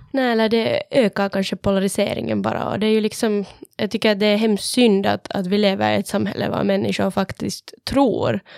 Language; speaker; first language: Swedish; native; Swedish